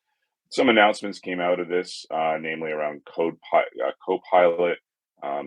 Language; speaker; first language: English; native; English